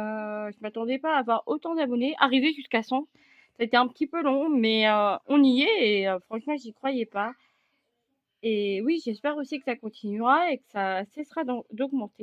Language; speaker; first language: French; native; French